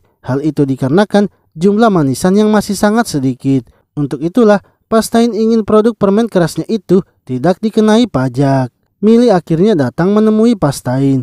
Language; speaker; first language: Indonesian; native; Indonesian